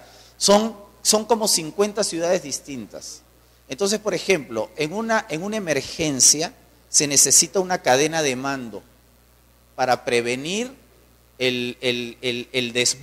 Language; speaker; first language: Spanish; native; Spanish